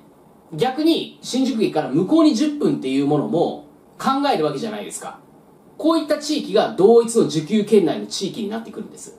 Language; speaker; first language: Japanese; native; Japanese